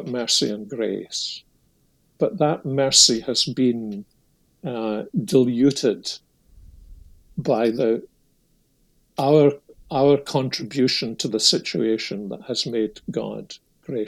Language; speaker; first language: English; native; English